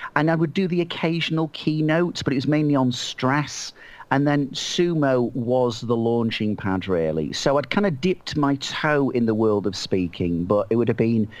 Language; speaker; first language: English; native; English